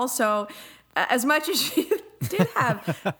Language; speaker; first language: English; native; English